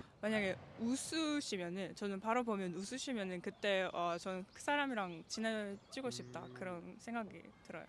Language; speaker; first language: Korean; non-native, fluent; Georgian